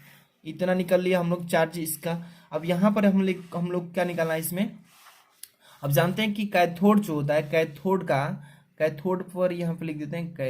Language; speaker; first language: Hindi; native; Hindi